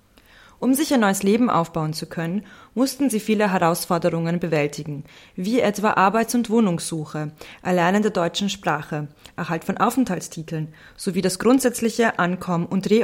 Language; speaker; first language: German; early bilingual, other home language; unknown